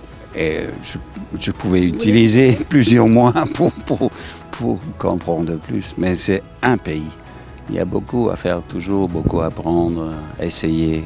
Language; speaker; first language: French; non-native, fluent; English